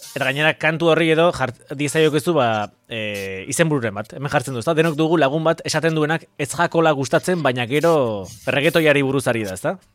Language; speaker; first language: Basque; native; Basque